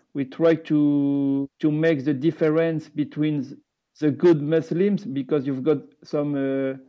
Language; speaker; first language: English; non-native, learner; French